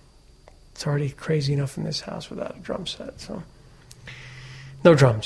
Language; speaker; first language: English; native; English